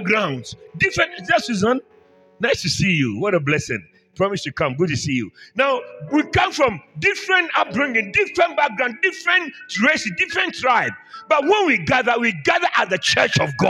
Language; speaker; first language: English; non-native, local second language; Akan